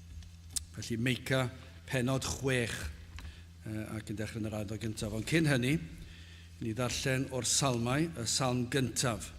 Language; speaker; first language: Welsh; native; Welsh